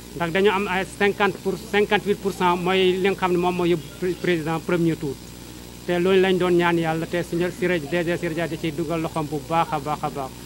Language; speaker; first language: Wolof; non-native, local second language; Fula